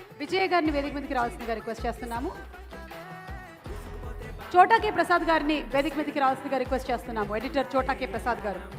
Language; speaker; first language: Telugu; native; Telugu